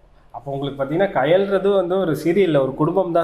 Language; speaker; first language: Tamil; native; Tamil